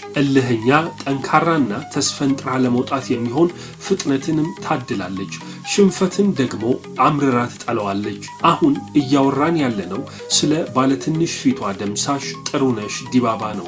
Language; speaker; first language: Amharic; native; Amharic